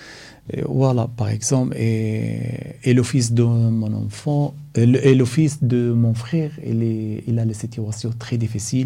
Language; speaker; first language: French; non-native, fluent; Arabic